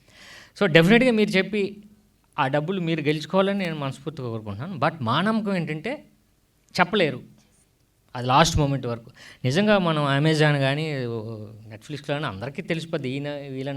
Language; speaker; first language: Telugu; native; Telugu